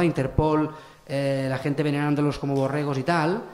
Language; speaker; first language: Spanish; non-native, local second language; Catalan